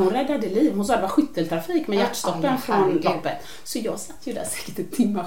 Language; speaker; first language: Swedish; native; Swedish